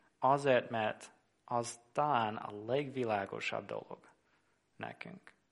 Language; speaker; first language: Hungarian; non-native, fluent; English